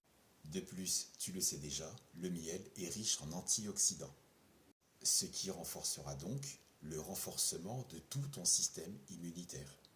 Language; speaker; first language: French; native; French